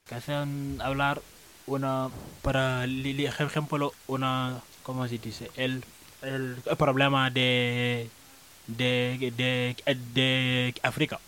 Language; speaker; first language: Spanish; non-native, learner; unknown